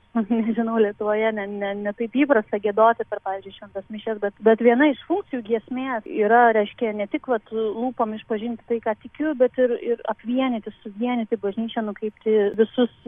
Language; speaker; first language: Lithuanian; native; Lithuanian